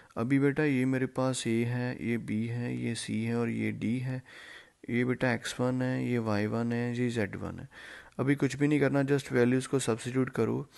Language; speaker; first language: Hindi; non-native, local second language; Punjabi